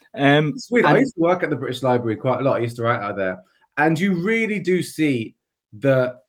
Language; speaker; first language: English; native; English